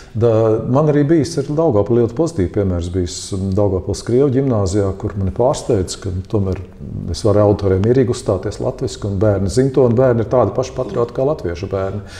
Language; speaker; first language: Latvian; native; Latvian